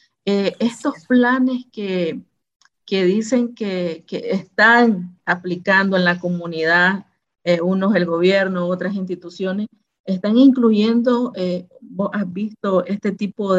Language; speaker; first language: Spanish; native; Spanish